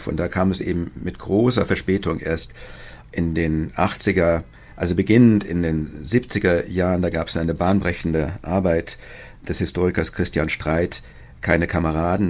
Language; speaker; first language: German; native; German